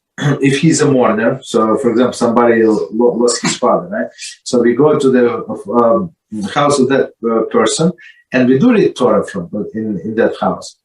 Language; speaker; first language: English; non-native, fluent; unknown